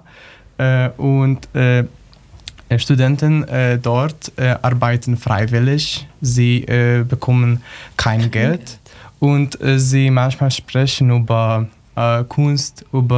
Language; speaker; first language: German; non-native, learner; Polish